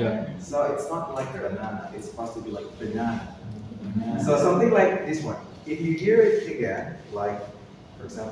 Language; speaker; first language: English; non-native, fluent; Indonesian